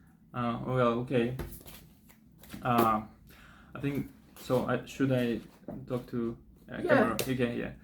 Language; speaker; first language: English; non-native, fluent; Russian